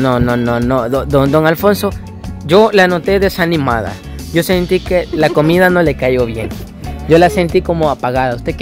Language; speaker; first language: Spanish; native; Spanish